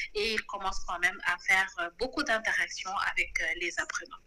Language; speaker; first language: French; non-native, local second language; Wolof